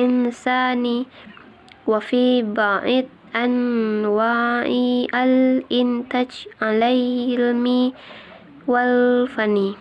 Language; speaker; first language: Arabic; non-native, learner; Indonesian